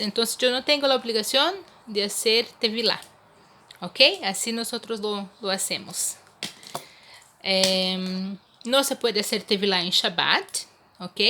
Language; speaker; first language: Spanish; non-native, fluent; Portuguese